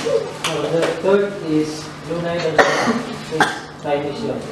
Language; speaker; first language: English; non-native, learner; Indonesian